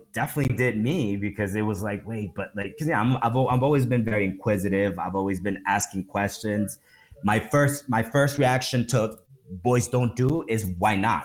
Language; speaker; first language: English; native; English